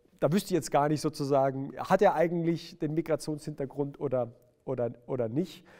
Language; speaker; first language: German; native; German